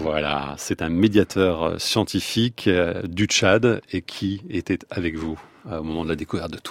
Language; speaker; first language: French; native; French